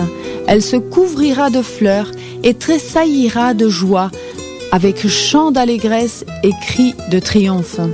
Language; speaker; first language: French; native; French